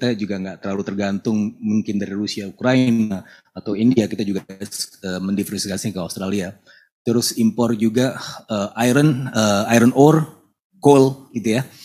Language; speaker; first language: Indonesian; native; Indonesian